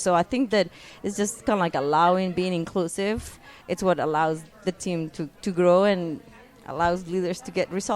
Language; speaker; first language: English; non-native, fluent; Spanish